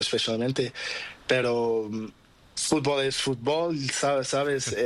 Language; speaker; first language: Spanish; non-native, learner; Portuguese